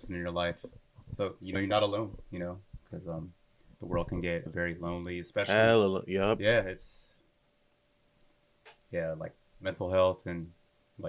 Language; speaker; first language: English; native; English